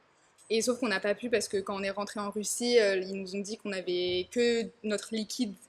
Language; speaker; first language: French; native; French